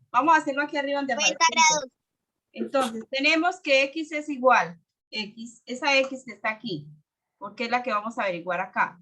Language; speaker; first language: Spanish; native; Spanish